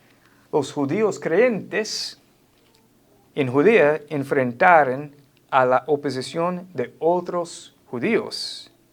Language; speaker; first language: Spanish; non-native, fluent; English